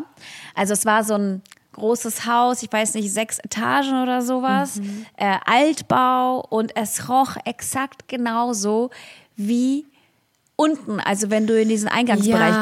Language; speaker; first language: German; early bilingual, other home language; Russian